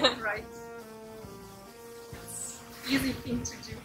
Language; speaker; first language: English; non-native, fluent; German